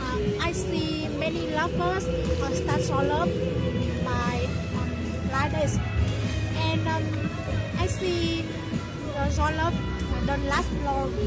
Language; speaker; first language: English; non-native, learner; Vietnamese